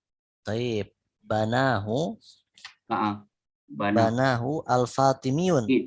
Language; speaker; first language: Arabic; non-native, fluent; Indonesian